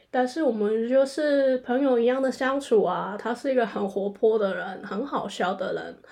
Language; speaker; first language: Chinese; non-native, local second language; Cantonese